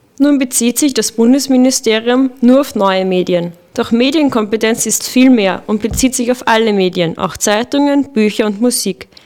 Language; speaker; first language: German; native; German